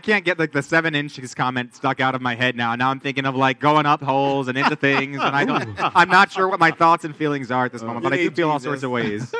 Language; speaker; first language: English; native; English